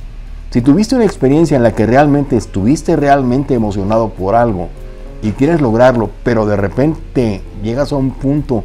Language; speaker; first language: Spanish; native; Spanish